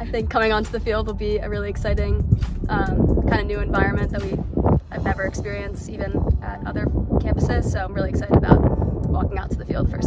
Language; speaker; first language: English; native; English